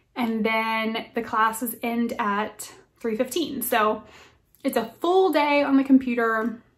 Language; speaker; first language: English; native; English